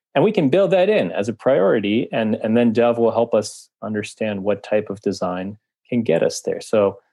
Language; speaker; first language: English; native; English